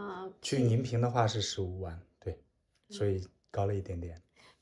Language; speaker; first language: Chinese; native; Chinese